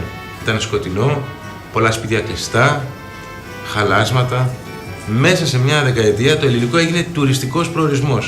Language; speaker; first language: Greek; native; Greek